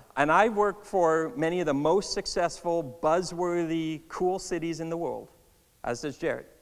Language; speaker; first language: English; native; English